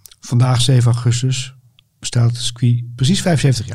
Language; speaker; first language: Dutch; native; Dutch